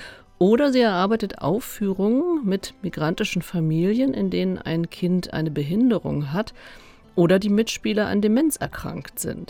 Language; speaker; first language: German; native; German